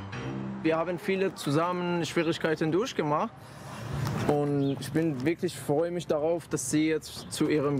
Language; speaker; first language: German; non-native, learner; Persian